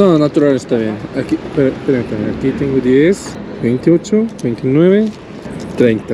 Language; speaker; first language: Spanish; non-native, learner; Korean